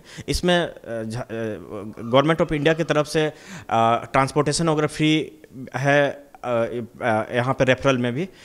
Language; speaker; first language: Hindi; native; Hindi